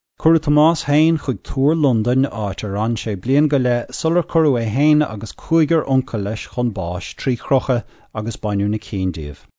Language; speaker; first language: Irish; non-native, local second language; English